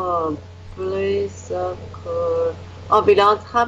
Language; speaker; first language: English; non-native, learner; Chinese